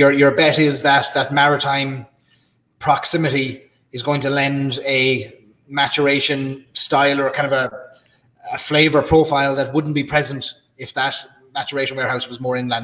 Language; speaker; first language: English; native; English